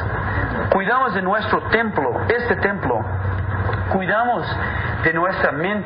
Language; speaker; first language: Spanish; non-native, fluent; Portuguese